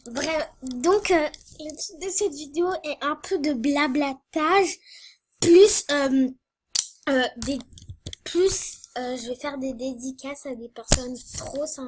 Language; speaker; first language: French; native; French